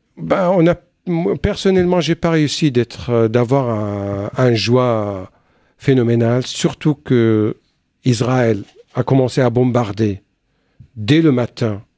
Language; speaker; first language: French; non-native, fluent; Arabic